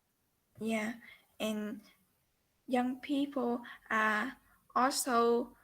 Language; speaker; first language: English; non-native, learner; Vietnamese